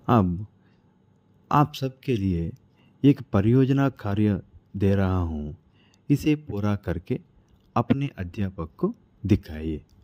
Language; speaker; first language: Hindi; non-native, local second language; Telugu